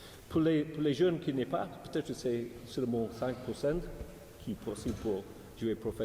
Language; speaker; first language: French; non-native, learner; English